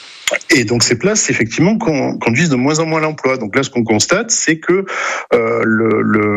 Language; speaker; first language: French; native; French